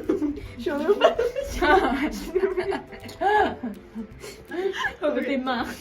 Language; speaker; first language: Chinese; non-native, fluent; Mongolian